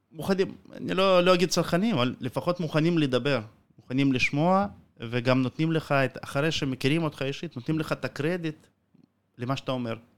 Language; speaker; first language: Hebrew; non-native, fluent; Russian